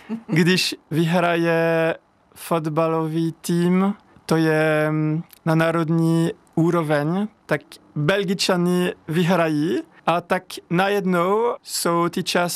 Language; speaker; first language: Czech; non-native, fluent; French